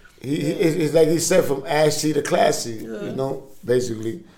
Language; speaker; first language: English; early bilingual, other home language; Spanish